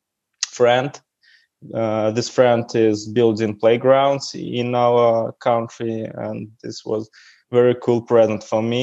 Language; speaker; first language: English; non-native, learner; Russian